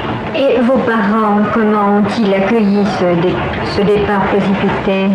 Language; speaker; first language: French; native; French